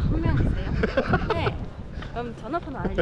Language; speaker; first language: Korean; non-native, learner; Persian